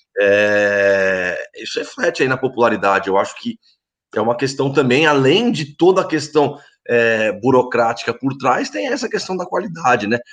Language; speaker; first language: Portuguese; native; Portuguese